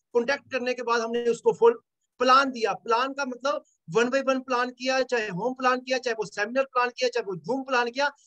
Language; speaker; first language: Hindi; native; Hindi